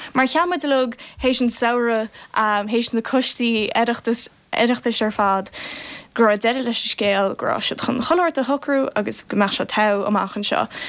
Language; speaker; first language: Irish; native; Irish